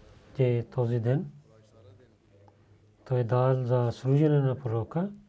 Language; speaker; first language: Bulgarian; non-native, learner; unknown